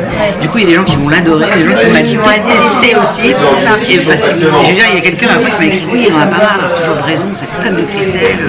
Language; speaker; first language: French; native; French